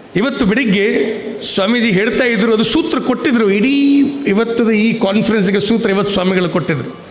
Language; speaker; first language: Kannada; non-native, fluent; Hindi